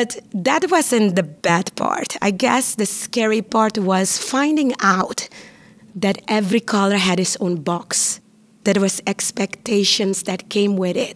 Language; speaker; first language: English; non-native, fluent; Papiamento